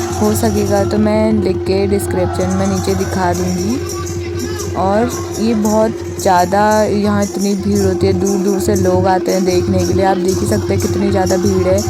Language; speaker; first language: Hindi; native; Hindi